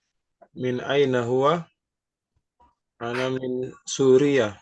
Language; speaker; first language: Arabic; non-native, learner; Indonesian